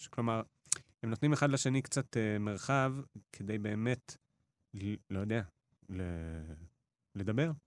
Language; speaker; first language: Hebrew; native; Hebrew